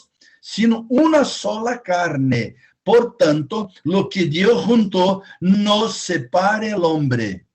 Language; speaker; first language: Spanish; non-native, fluent; Portuguese